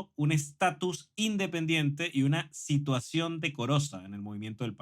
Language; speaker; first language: Spanish; native; Spanish